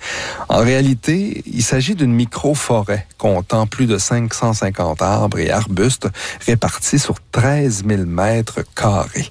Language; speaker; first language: French; native; French